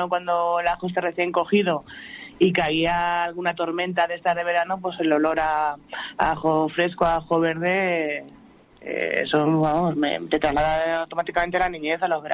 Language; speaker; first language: Spanish; native; Spanish